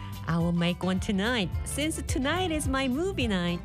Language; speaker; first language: English; non-native, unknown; Korean